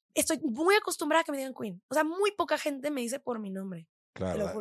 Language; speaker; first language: Spanish; native; Spanish